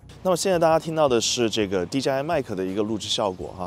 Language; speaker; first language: Chinese; native; Chinese